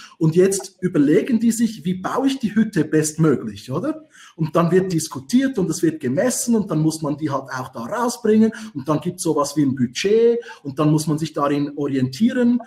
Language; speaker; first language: German; native; German